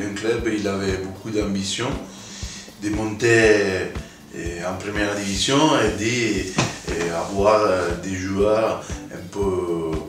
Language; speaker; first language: French; non-native, fluent; Italian